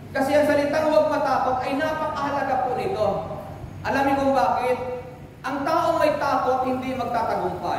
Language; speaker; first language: Filipino; native; Filipino